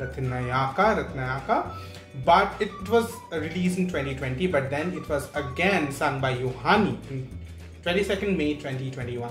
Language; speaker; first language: English; non-native, local second language; Bangla